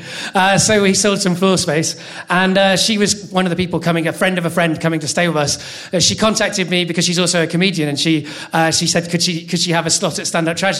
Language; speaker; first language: English; native; English